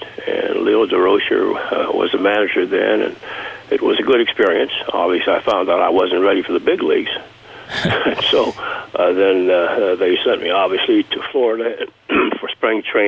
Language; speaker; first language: English; native; English